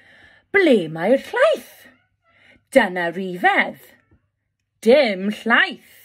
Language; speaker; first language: Welsh; non-native, local second language; English